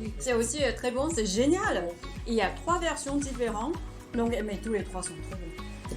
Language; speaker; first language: French; non-native, fluent; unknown